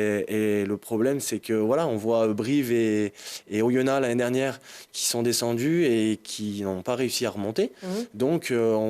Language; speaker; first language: French; native; French